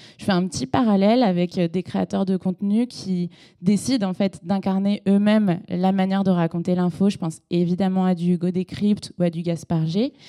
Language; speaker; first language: French; native; French